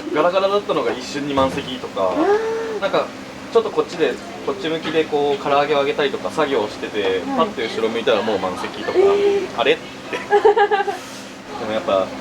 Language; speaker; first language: Japanese; native; Japanese